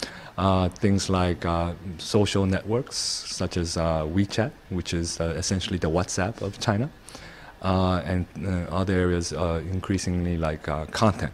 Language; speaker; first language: English; non-native, fluent; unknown